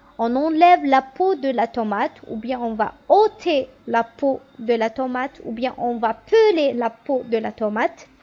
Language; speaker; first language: French; non-native, local second language; Kabyle